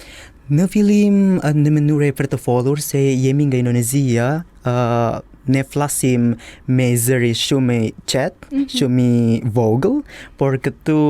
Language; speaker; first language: Albanian; non-native, learner; Indonesian